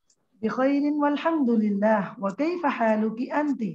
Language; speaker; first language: Arabic; non-native, learner; Urdu